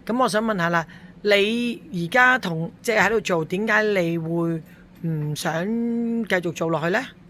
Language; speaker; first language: Cantonese; native; Cantonese